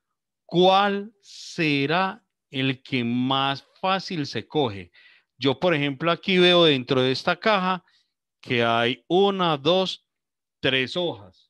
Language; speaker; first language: Spanish; native; Spanish